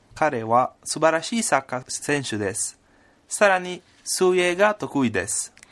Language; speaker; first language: Japanese; non-native, fluent; Italian